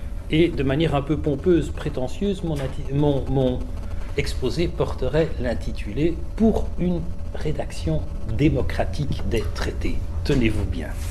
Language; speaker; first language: French; native; French